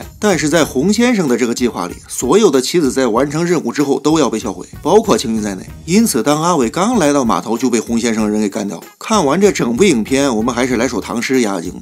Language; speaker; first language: Chinese; native; Chinese